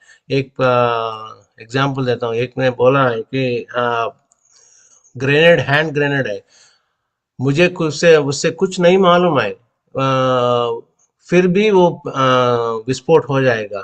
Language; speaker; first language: Hindi; non-native, local second language; Telugu